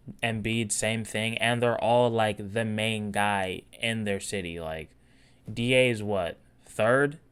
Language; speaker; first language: English; native; English